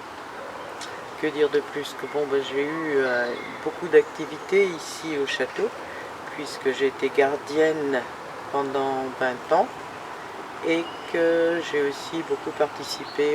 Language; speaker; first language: French; native; French